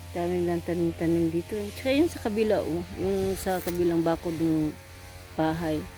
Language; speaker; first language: Filipino; non-native, local second language; Cebuano